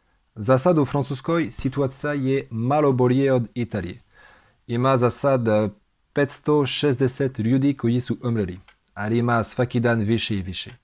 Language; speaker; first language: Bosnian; non-native, learner; French